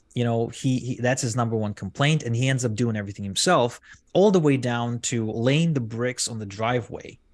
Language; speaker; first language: English; non-native, fluent; Hebrew